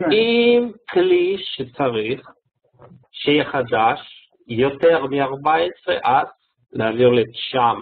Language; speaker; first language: Hebrew; non-native, fluent; Russian